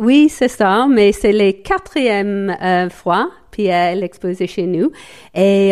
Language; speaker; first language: French; non-native, fluent; English